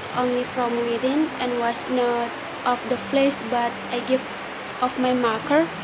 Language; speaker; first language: English; non-native, learner; Indonesian